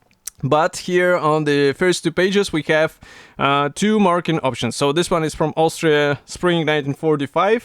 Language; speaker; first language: English; non-native, fluent; Russian